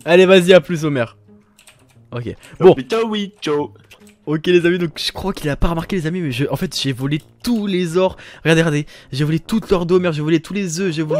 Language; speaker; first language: French; native; French